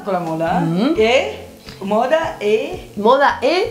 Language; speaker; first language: Spanish; non-native, fluent; Portuguese